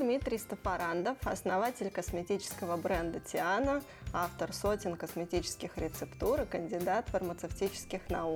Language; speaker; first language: Russian; native; Russian